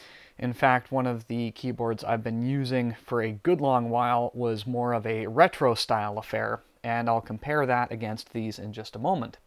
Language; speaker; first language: English; native; English